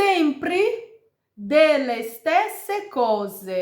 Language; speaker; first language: Italian; non-native, fluent; Portuguese